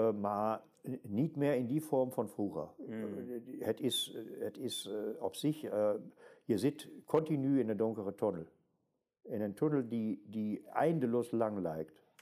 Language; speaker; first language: Dutch; non-native, fluent; German